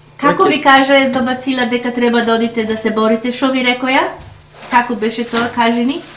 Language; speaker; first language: Macedonian; early bilingual, heritage; Macedonian